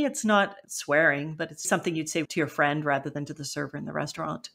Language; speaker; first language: English; native; English